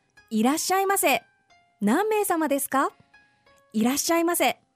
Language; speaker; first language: Japanese; native; Japanese